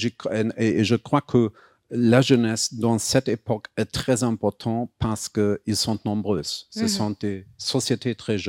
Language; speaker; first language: French; non-native, fluent; German